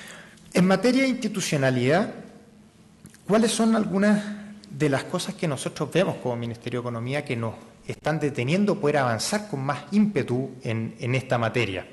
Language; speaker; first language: Spanish; native; Spanish